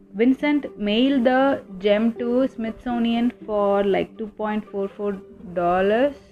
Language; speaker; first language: English; non-native, local second language; Tamil